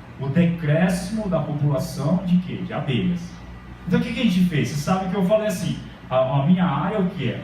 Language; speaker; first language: Portuguese; early bilingual, other home language; Japanese